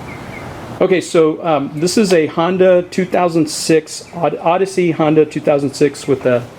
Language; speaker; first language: English; native; English